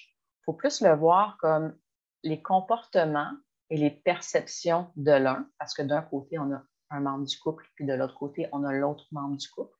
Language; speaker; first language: French; native; French